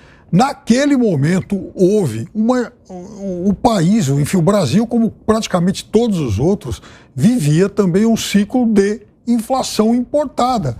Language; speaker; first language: Portuguese; native; Portuguese